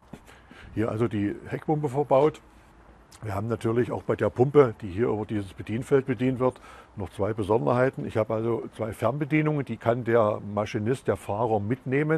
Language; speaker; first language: German; native; German